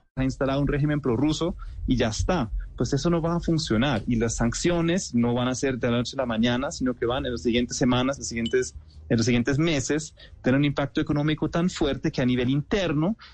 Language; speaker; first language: Spanish; non-native, fluent; German